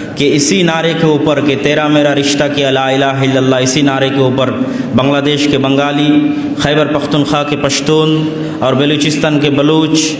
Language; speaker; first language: Urdu; non-native, fluent; Bangla